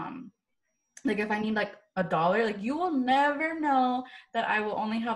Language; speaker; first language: English; native; English